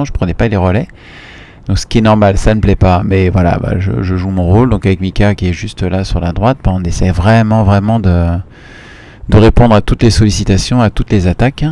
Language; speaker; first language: French; native; French